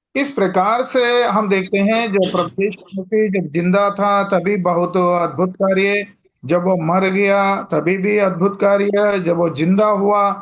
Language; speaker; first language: Hindi; non-native, local second language; Telugu